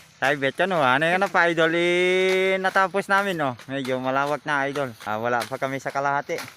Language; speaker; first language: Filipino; non-native, local second language; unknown